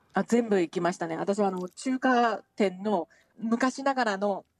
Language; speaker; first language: Japanese; native; Japanese